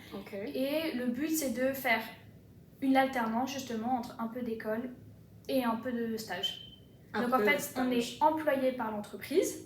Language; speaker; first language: French; native; French